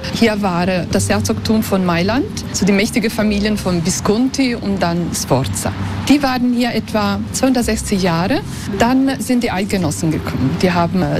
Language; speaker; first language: German; non-native, local second language; Italian